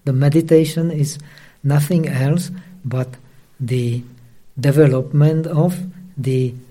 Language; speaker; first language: English; non-native, fluent; Czech